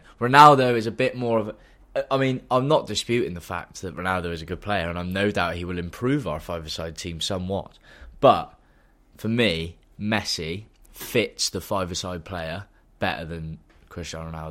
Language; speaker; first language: English; native; English